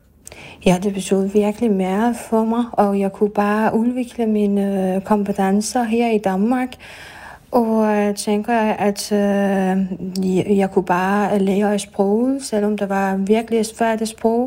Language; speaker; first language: Danish; non-native, fluent; Persian